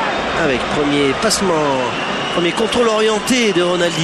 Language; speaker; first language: French; native; French